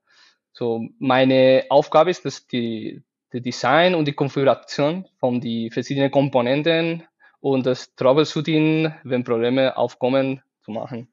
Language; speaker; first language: German; non-native, learner; Spanish